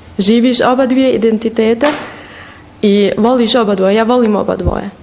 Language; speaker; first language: Bosnian; early bilingual, heritage; Bosnian